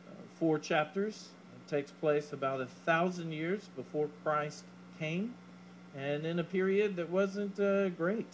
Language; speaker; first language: English; native; English